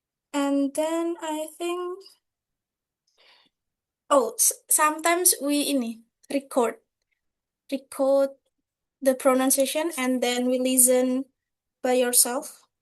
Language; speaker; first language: English; non-native, learner; Indonesian